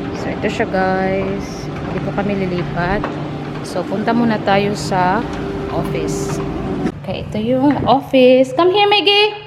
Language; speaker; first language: Filipino; non-native, local second language; Cebuano